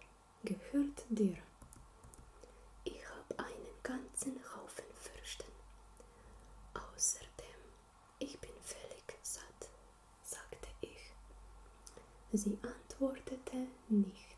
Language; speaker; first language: German; non-native, learner; Slovenian